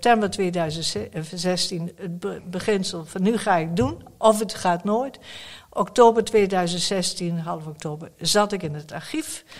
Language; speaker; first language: Dutch; native; Dutch